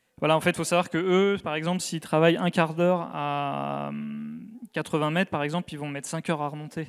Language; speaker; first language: French; native; French